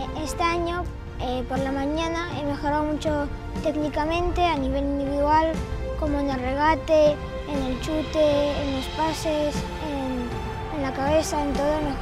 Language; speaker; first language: Spanish; non-native, fluent; Romanian